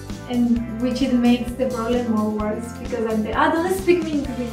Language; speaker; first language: English; non-native, learner; Spanish